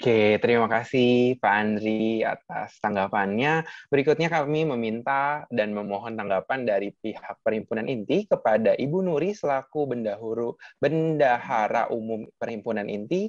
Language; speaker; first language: Indonesian; native; Indonesian